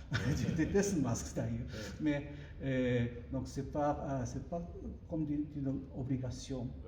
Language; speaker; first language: French; non-native, learner; Japanese